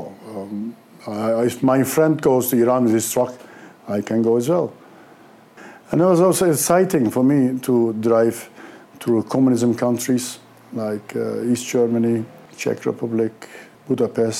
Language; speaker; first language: English; non-native, learner; Turkish